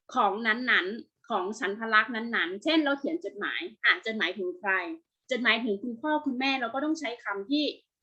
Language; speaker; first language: Thai; native; Thai